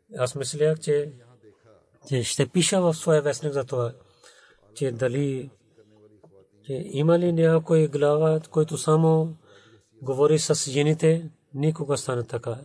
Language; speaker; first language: Bulgarian; non-native, learner; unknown